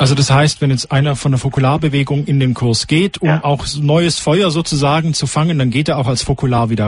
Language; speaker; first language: German; native; German